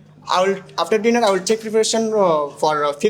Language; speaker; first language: English; non-native, learner; Bangla